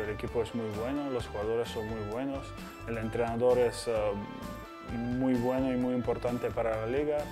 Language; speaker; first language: Spanish; non-native, fluent; Bulgarian